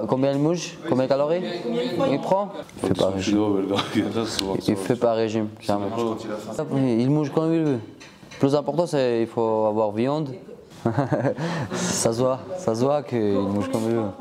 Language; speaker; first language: French; non-native, learner; Georgian